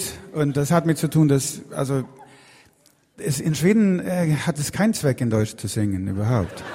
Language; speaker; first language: German; non-native, learner; Swedish